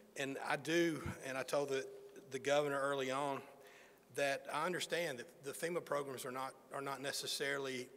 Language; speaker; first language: English; native; English